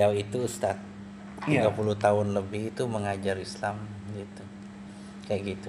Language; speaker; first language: Indonesian; native; Indonesian